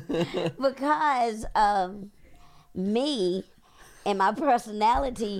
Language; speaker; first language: English; native; English